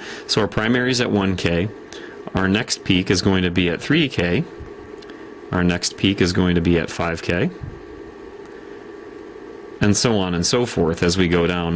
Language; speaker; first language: English; native; English